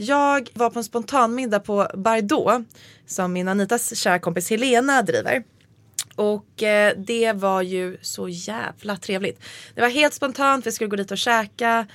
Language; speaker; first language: Swedish; native; Swedish